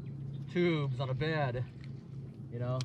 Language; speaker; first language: English; native; English